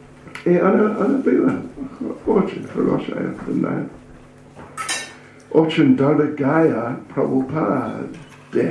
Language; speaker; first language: Russian; non-native, learner; English